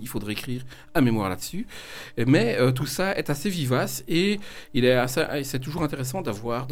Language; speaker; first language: French; native; French